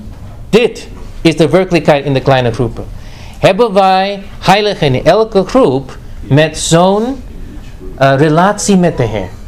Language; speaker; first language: Dutch; non-native, fluent; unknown